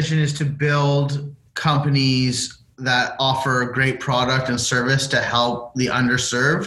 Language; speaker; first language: English; native; English